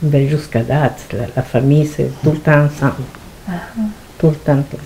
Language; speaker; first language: French; non-native, fluent; Spanish